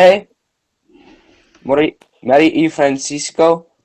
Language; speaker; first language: Spanish; non-native, learner; English